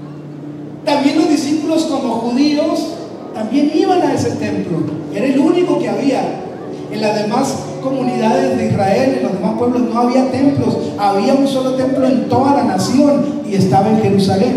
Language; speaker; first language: Spanish; native; Spanish